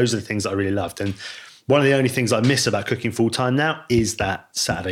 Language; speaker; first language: English; native; English